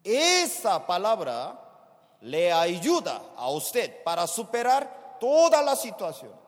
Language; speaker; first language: Spanish; non-native, fluent; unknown